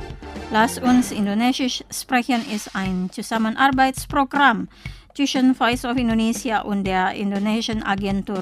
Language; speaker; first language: German; non-native, fluent; Indonesian